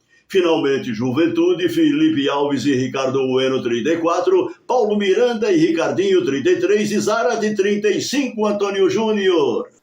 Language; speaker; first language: Portuguese; native; Portuguese